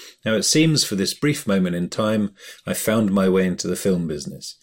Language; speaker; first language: English; native; English